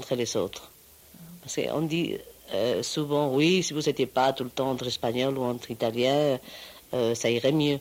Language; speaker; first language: French; non-native, fluent; Spanish